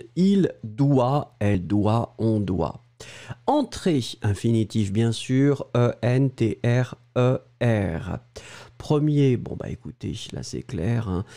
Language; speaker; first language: French; native; French